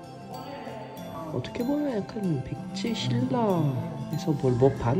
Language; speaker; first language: Korean; non-native, fluent; French